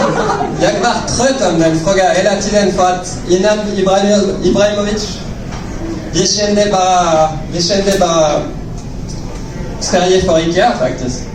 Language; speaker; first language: Swedish; non-native, learner; French